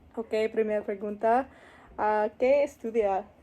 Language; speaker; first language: Spanish; non-native, learner; English